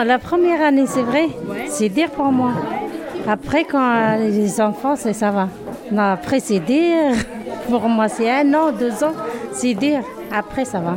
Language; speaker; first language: French; non-native, learner; Arabic